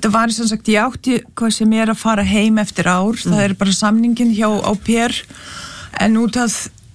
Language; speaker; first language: Icelandic; non-native, fluent; Lithuanian